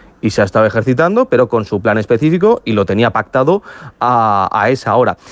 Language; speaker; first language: Spanish; native; Spanish